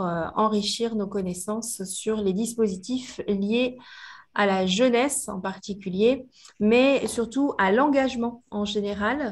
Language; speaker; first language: French; native; French